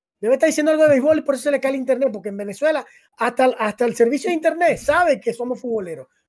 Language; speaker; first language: Spanish; native; Spanish